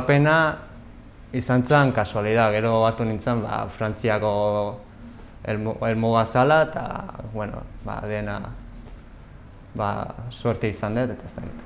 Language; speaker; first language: Basque; non-native, local second language; Spanish